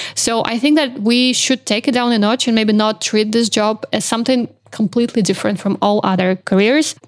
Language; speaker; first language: English; non-native, fluent; Belarusian